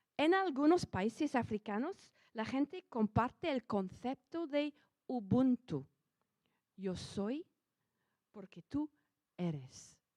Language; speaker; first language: Spanish; non-native, fluent; English